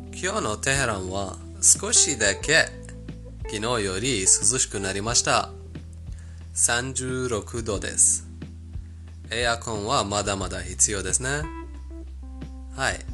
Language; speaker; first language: Japanese; non-native, fluent; Persian